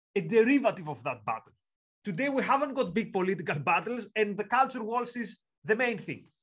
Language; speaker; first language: English; non-native, fluent; Greek